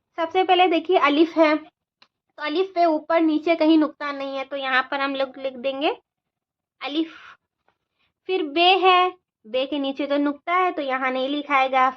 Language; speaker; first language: Hindi; native; Hindi